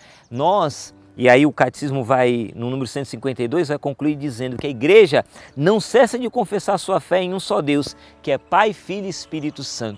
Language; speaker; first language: Portuguese; native; Portuguese